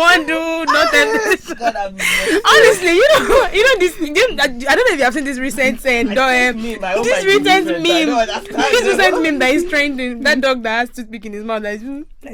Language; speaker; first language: English; non-native, local second language; Yoruba